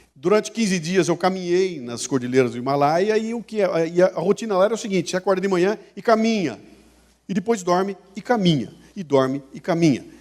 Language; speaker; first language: Portuguese; native; Portuguese